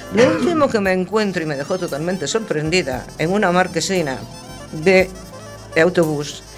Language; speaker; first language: Spanish; non-native, local second language; Galician